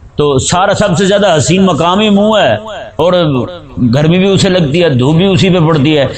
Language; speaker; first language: Urdu; native; Urdu